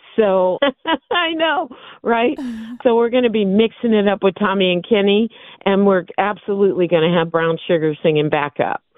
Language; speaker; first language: English; native; English